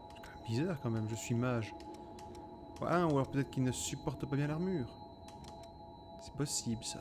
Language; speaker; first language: French; native; French